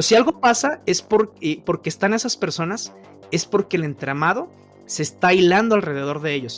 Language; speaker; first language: Spanish; native; Spanish